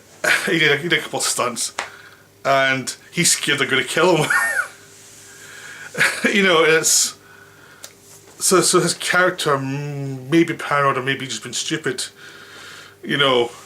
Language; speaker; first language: English; native; English